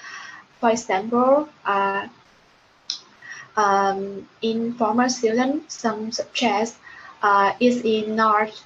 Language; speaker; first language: English; non-native, learner; Vietnamese